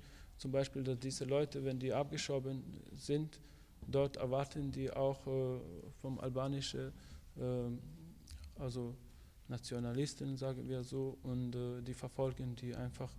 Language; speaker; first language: German; non-native, fluent; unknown